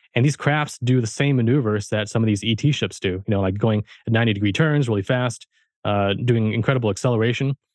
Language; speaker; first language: English; early bilingual, heritage; German